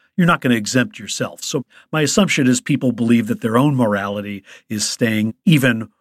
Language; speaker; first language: English; native; English